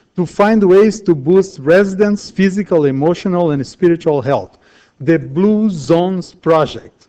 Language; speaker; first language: English; non-native, fluent; Portuguese